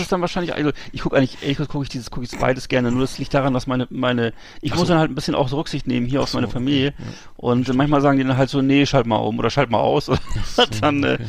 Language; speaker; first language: German; native; German